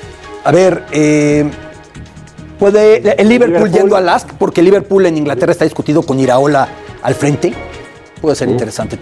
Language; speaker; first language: Spanish; native; Spanish